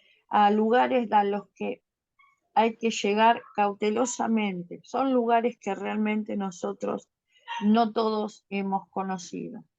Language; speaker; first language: Spanish; native; Spanish